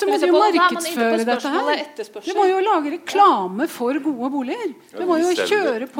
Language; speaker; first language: Norwegian; native; Norwegian